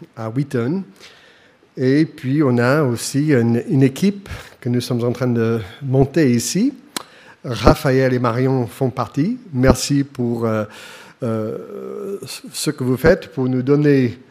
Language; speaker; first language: French; non-native, fluent; English